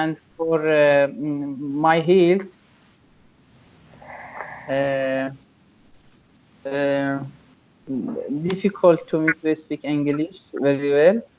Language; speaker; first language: English; non-native, learner; Persian